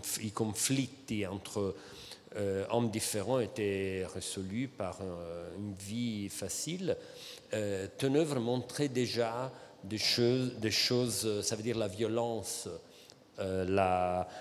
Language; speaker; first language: French; non-native, fluent; Italian